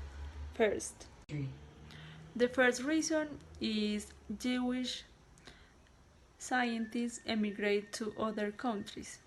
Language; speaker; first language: English; non-native, learner; Spanish